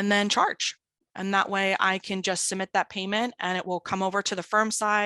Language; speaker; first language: English; native; English